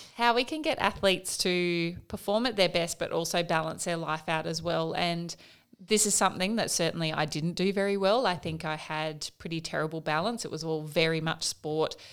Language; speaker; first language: English; native; English